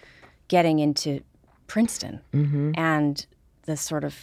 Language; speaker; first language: English; native; English